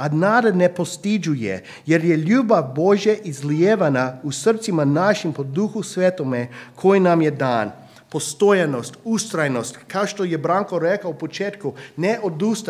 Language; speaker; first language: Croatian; non-native, fluent; English